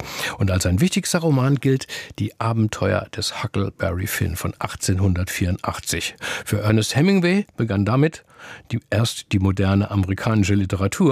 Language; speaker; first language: German; native; German